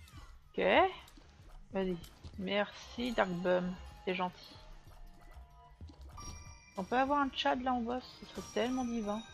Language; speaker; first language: French; native; French